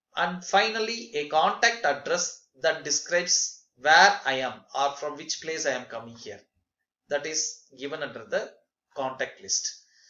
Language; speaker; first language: English; non-native, local second language; Tamil